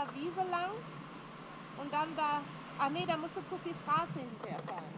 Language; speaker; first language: German; native; German